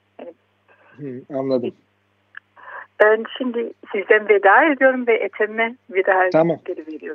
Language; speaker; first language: Turkish; non-native, fluent; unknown